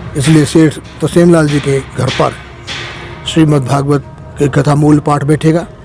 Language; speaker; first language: Hindi; native; Hindi